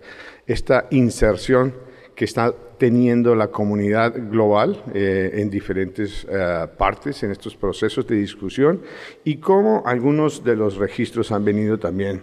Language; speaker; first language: Spanish; native; Spanish